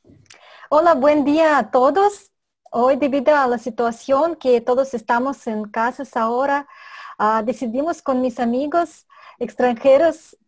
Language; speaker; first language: Spanish; non-native, fluent; Russian